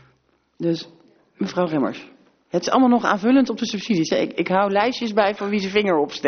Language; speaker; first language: Dutch; native; Dutch